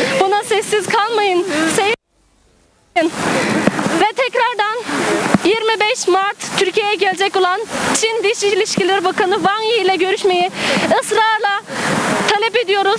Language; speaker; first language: Turkish; non-native, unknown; Uyghur